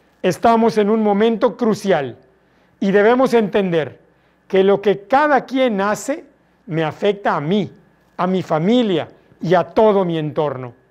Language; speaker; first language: Spanish; native; Spanish